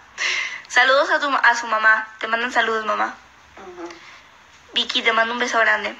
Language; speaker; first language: Spanish; native; Spanish